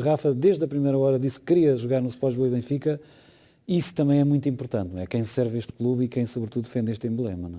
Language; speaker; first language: Portuguese; native; Portuguese